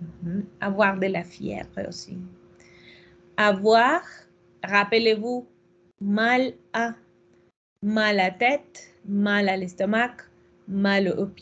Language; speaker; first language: French; non-native, fluent; Spanish